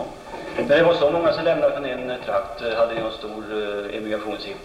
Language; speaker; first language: Swedish; native; Swedish